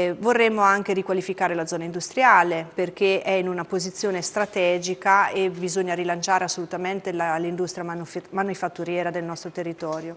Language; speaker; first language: Italian; native; Italian